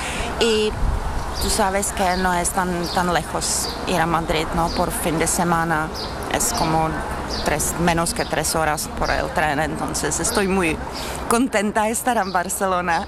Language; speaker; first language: Spanish; non-native, fluent; Czech